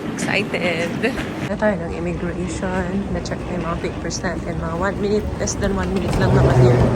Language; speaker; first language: Filipino; non-native, local second language; Cebuano